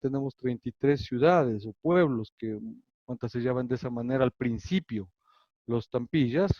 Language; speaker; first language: Spanish; native; Spanish